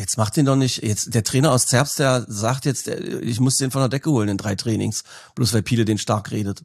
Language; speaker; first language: German; native; German